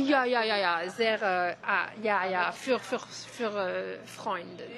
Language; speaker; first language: German; non-native, learner; French